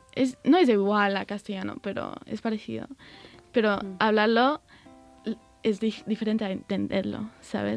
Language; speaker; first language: Spanish; early bilingual, heritage; English